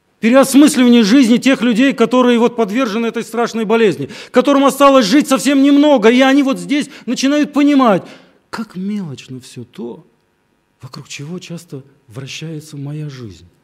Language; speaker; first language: Russian; native; Russian